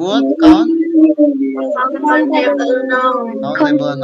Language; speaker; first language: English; non-native, learner; Indonesian